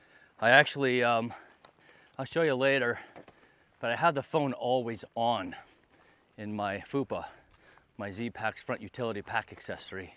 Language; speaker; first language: English; native; English